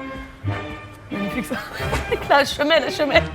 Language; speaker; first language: French; native; French